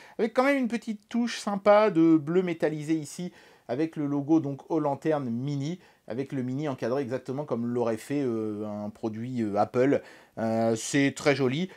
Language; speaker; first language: French; native; French